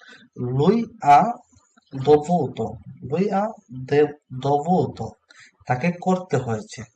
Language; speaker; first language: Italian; non-native, learner; Bangla